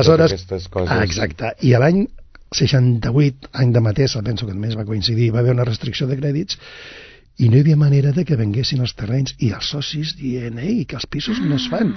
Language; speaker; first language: Catalan; non-native, local second language; Spanish